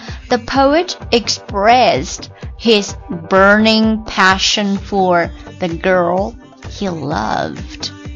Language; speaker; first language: English; non-native, fluent; Chinese